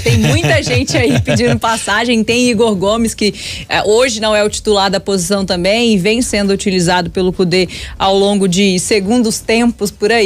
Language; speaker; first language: Portuguese; native; Portuguese